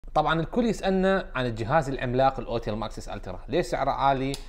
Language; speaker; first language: Arabic; native; Arabic